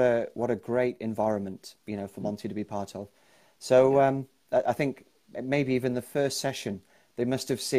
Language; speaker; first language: English; native; English